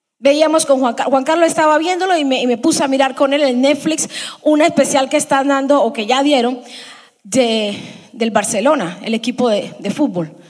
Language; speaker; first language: Spanish; early bilingual, heritage; Spanish